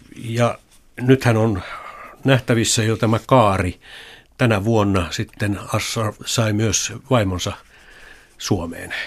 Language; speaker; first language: Finnish; native; Finnish